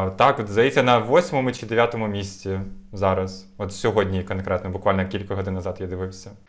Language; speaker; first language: Ukrainian; non-native, local second language; Russian